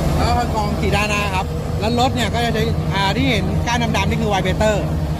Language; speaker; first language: Thai; native; Thai